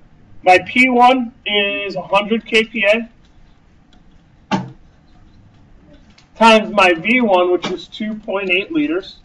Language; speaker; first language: English; native; English